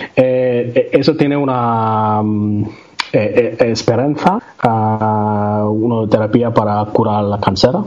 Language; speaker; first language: Spanish; non-native, learner; Tamil